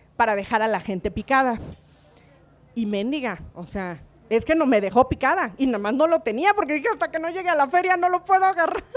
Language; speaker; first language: Spanish; native; Spanish